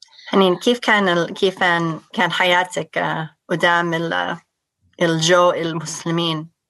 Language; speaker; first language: Arabic; non-native, fluent; English